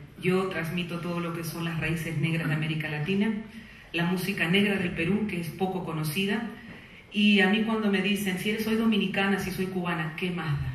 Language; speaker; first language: Spanish; native; Spanish